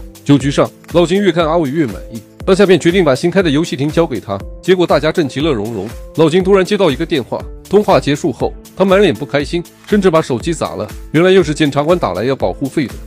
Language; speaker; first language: Chinese; native; Chinese